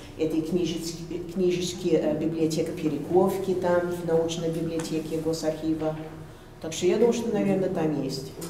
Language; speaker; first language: Russian; non-native, fluent; English